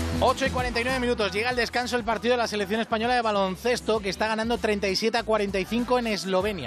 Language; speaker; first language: Spanish; native; Spanish